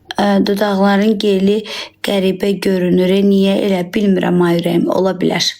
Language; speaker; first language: Azerbaijani; native; Azerbaijani